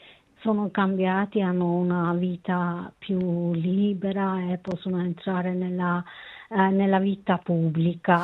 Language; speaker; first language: Italian; non-native, learner; Kurdish